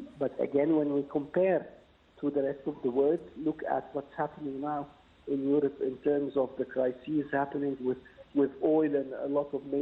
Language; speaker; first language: English; non-native, fluent; Arabic